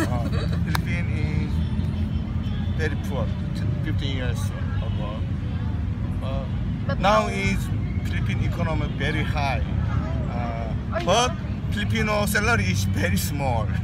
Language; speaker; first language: English; non-native, learner; Korean